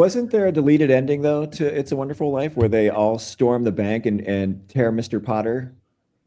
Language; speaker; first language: English; native; English